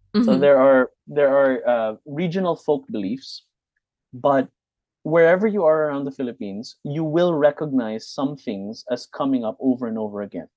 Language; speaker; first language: English; non-native, local second language; Hiligaynon